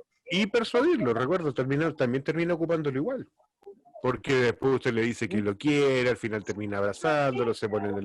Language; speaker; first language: Spanish; native; Spanish